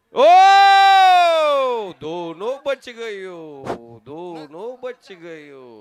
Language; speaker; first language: Hindi; non-native, local second language; Marathi